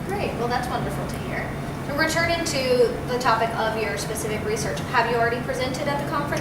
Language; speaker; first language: English; native; English